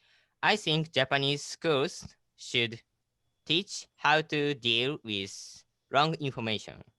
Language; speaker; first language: English; non-native, learner; Japanese